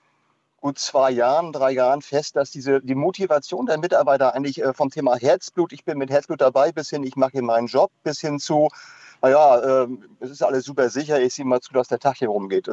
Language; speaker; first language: German; native; German